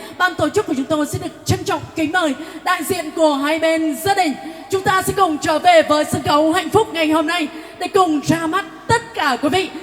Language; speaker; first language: Vietnamese; non-native, local second language; Jarai